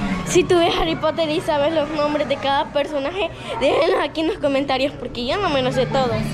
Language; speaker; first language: Spanish; native; Spanish